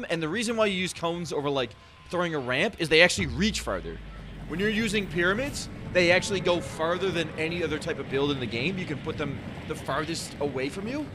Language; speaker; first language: English; native; English